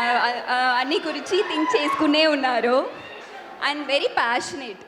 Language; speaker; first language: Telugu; non-native, learner; Tamil